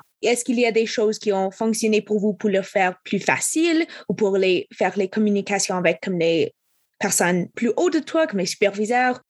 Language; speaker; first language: French; non-native, local second language; English